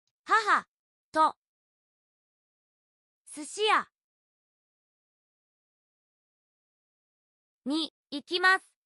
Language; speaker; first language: Japanese; non-native, learner; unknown